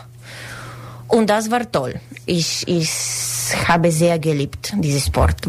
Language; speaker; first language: German; non-native, learner; Spanish